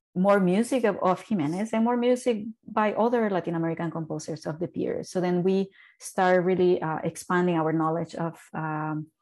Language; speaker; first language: English; non-native, fluent; Spanish